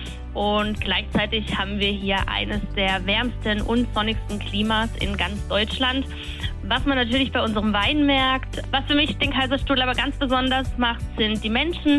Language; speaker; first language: German; native; German